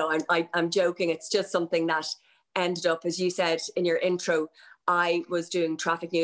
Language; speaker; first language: English; native; English